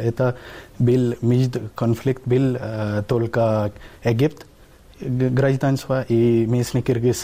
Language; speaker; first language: Russian; non-native, learner; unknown